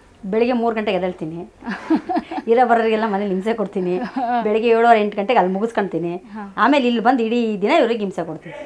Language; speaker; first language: Kannada; native; Kannada